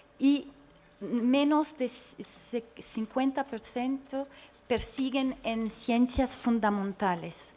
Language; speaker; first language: Spanish; non-native, learner; French